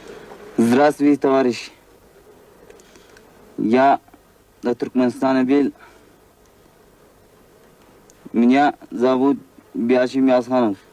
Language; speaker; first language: Russian; non-native, learner; Turkmen